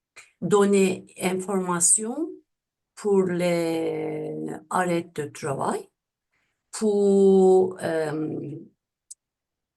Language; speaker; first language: French; non-native, learner; Turkish